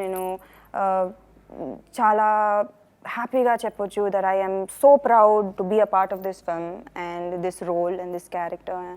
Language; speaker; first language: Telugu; non-native, fluent; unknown